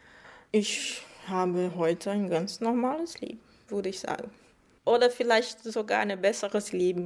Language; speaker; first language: German; non-native, fluent; Portuguese